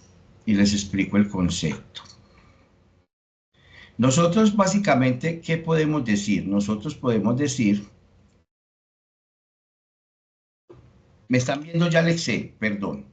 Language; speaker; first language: Spanish; native; Spanish